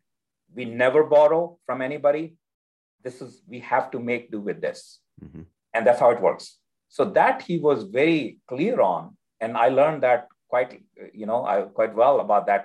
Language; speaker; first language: English; non-native, local second language; Hindi